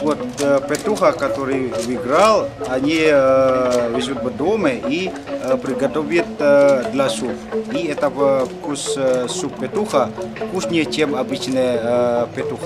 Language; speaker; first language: Russian; non-native, learner; Indonesian